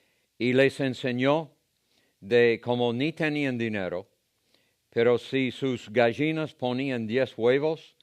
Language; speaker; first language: Spanish; non-native, fluent; English